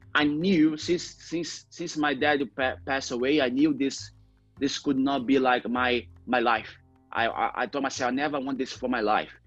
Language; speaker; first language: English; non-native, learner; Portuguese